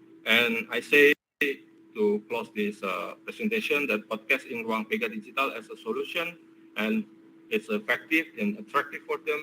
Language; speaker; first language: English; non-native, learner; Indonesian